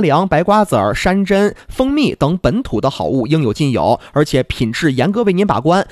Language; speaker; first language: Chinese; native; Chinese